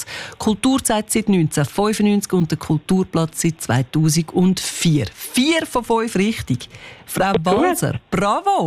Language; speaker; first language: German; native; German